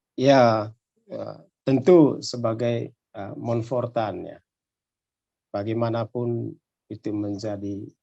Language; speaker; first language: Indonesian; native; Indonesian